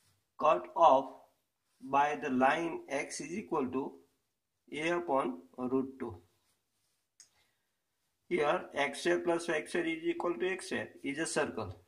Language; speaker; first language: English; non-native, local second language; Gujarati